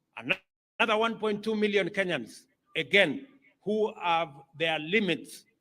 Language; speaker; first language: English; non-native, local second language; Kalenjin